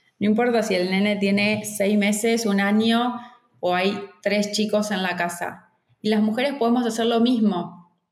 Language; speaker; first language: Spanish; native; Spanish